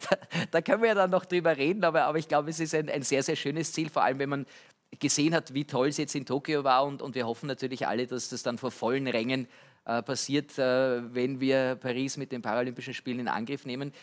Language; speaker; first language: German; native; German